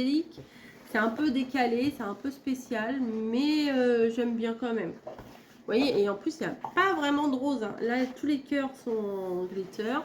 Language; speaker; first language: French; native; French